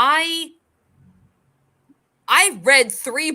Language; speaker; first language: English; native; English